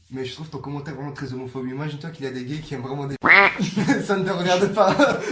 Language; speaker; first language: French; native; French